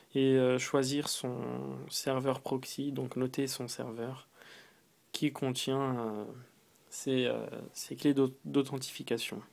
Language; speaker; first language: French; native; French